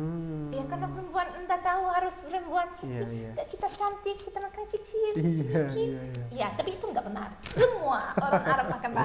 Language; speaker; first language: Indonesian; non-native, learner; Arabic